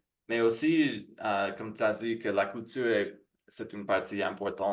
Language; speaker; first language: French; non-native, fluent; English